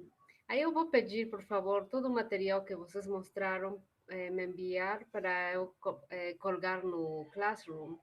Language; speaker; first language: Portuguese; non-native, fluent; Spanish